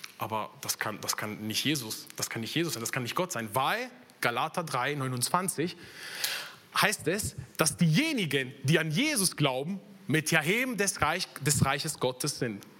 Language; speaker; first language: German; non-native, fluent; Italian